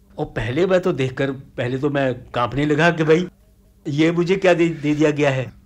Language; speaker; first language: Hindi; non-native, local second language; Punjabi